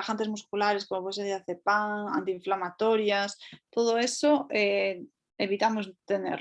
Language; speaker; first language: Spanish; native; Spanish